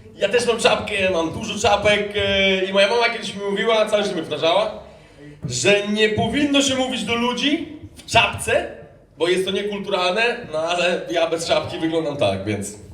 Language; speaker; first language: Polish; native; Polish